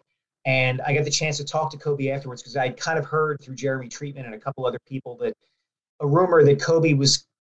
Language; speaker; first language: English; native; English